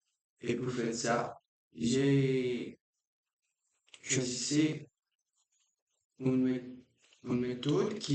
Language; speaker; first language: French; non-native, learner; Portuguese